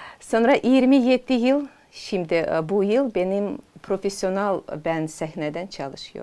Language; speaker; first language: Turkish; non-native, learner; Azerbaijani